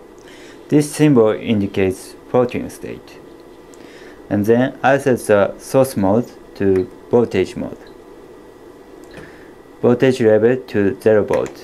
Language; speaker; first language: English; non-native, fluent; Japanese